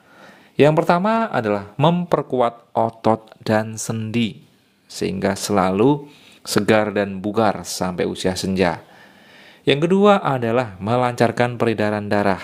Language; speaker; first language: Indonesian; native; Indonesian